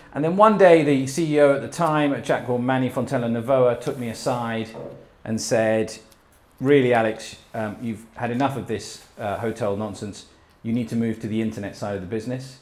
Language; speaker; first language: English; early bilingual, heritage; English